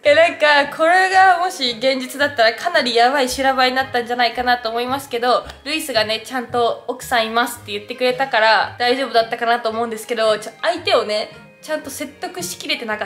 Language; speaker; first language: Japanese; native; Japanese